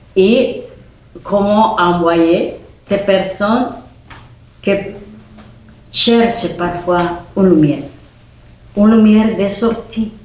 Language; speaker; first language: French; non-native, fluent; Spanish